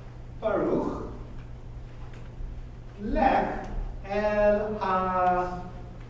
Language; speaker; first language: Hebrew; non-native, fluent; English